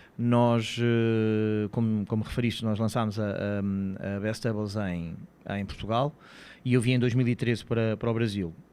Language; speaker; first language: Portuguese; native; Portuguese